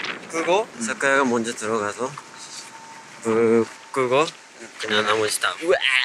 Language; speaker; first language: Korean; non-native, fluent; Japanese